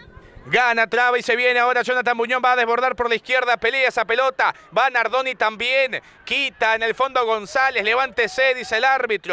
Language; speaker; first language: Spanish; native; Spanish